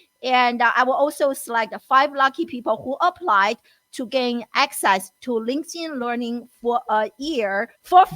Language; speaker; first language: English; non-native, fluent; Chinese